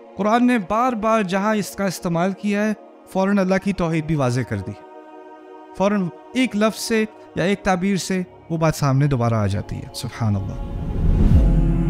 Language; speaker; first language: Urdu; early bilingual, heritage; Urdu